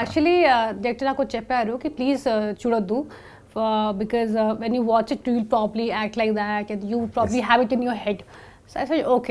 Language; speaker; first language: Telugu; non-native, fluent; Hindi